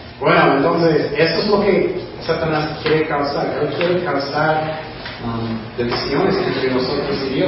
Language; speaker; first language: Spanish; non-native, fluent; English